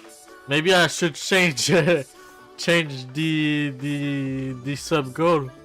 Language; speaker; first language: English; non-native, learner; French